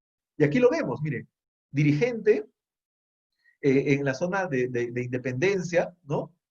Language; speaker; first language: Spanish; native; Spanish